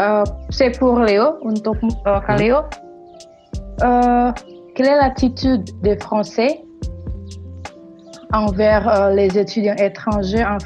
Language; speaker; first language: French; non-native, fluent; Indonesian